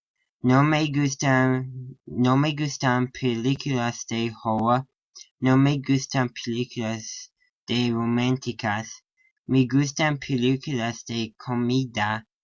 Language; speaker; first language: Spanish; non-native, learner; English